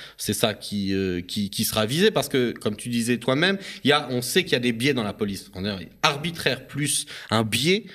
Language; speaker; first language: French; native; French